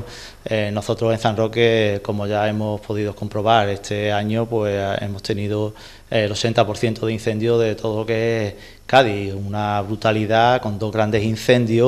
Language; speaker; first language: Spanish; native; Spanish